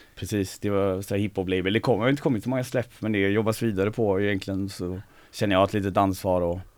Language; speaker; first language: Swedish; native; Swedish